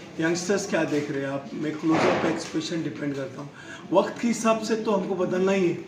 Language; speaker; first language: Hindi; non-native, local second language; Tamil